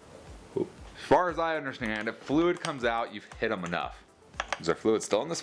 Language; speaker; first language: English; native; English